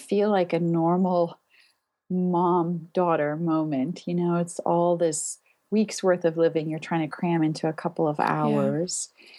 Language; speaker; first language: English; native; English